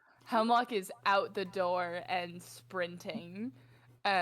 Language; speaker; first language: English; native; English